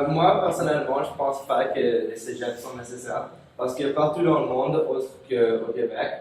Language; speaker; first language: French; non-native, local second language; English